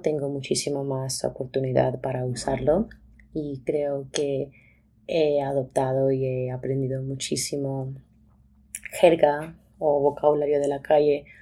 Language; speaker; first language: Spanish; early bilingual, other home language; English